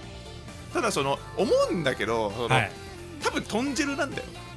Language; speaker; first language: Japanese; native; Japanese